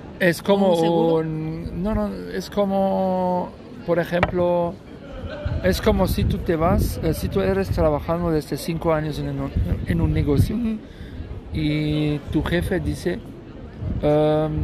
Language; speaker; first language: Spanish; non-native, learner; German